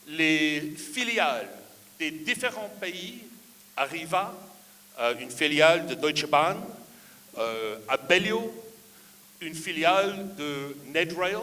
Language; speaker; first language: French; non-native, fluent; English